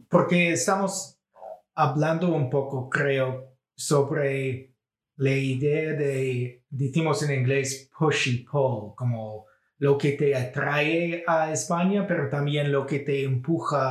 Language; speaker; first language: Spanish; non-native, fluent; English